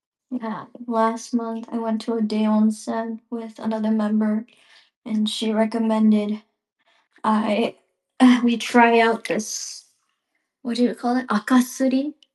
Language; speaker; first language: English; native; English